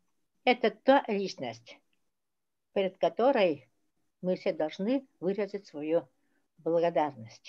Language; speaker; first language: Russian; non-native, local second language; Yakut